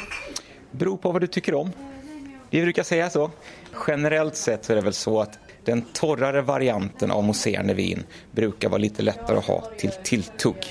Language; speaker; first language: Swedish; native; Swedish